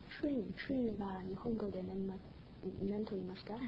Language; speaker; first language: Japanese; non-native, learner; Chinese